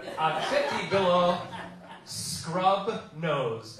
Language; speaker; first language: Czech; non-native, learner; English